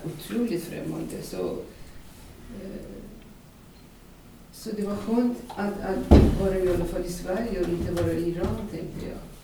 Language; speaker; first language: Swedish; non-native, fluent; Persian